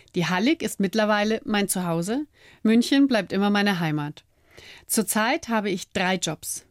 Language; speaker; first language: German; native; German